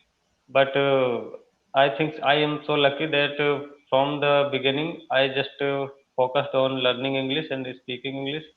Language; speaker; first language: English; non-native, learner; Hindi